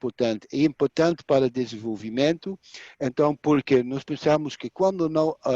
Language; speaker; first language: Portuguese; non-native, fluent; Dutch